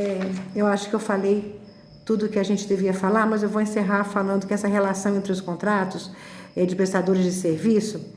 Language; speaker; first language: Portuguese; native; Portuguese